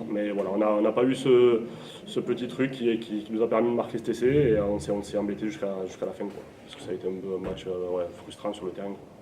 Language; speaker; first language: French; native; French